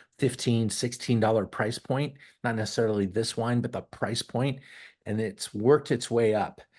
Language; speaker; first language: English; native; English